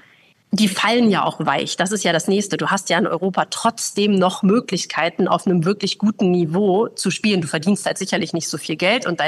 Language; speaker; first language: German; native; German